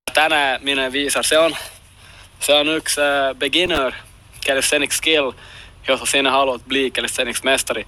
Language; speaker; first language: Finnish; non-native, learner; Swedish